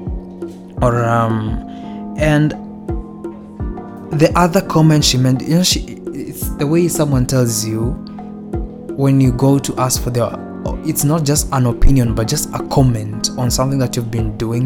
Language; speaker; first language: English; non-native, local second language; Swahili